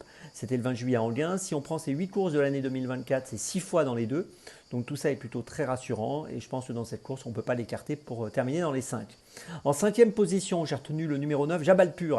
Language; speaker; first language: French; native; French